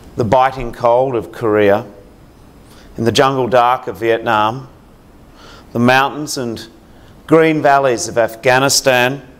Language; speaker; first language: English; native; English